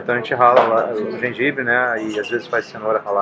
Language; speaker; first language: Portuguese; native; Portuguese